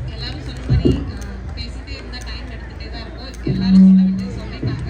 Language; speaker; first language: Tamil; native; Tamil